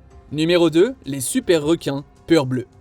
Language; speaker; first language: French; native; French